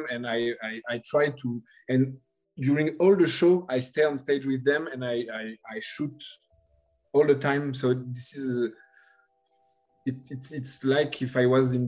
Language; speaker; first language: English; non-native, learner; French